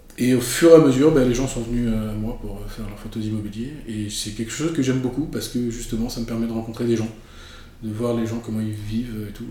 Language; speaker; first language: French; native; French